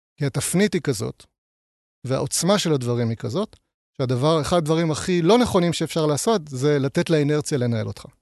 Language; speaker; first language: Hebrew; native; Hebrew